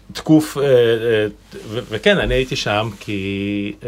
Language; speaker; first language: Hebrew; non-native, fluent; Russian